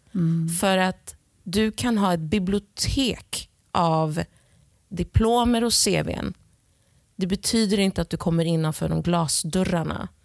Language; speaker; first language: Swedish; early bilingual, other home language; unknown